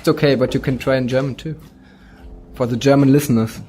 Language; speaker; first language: English; non-native, fluent; German